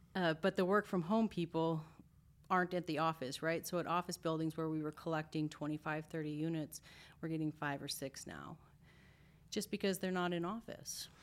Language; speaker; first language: English; native; English